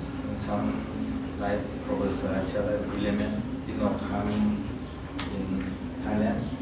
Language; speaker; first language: English; non-native, learner; Shan